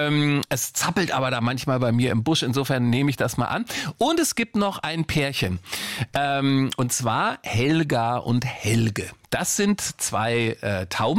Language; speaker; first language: German; native; German